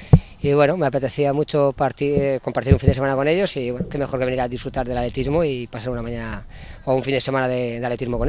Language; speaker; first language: Spanish; native; Spanish